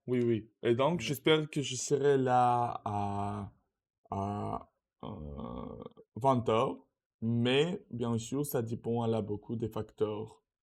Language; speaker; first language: French; non-native, learner; Russian